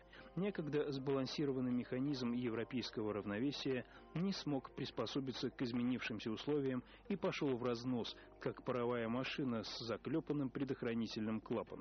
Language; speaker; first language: Russian; native; Russian